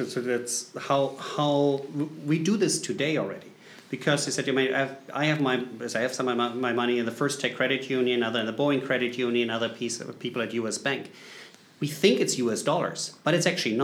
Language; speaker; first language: English; non-native, fluent; German